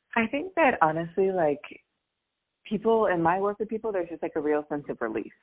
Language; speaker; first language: English; native; English